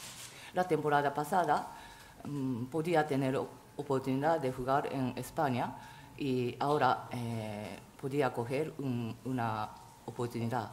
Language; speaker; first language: Spanish; non-native, fluent; Japanese